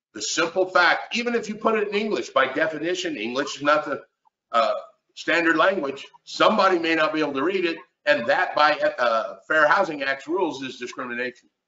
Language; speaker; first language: English; native; English